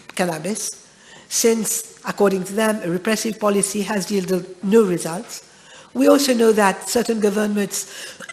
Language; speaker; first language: English; non-native, local second language; Morisyen